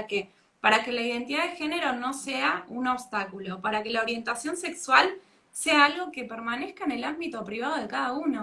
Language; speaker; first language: Spanish; native; Spanish